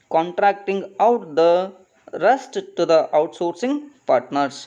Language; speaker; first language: English; non-native, local second language; Kannada